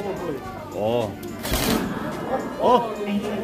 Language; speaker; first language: English; non-native, learner; Korean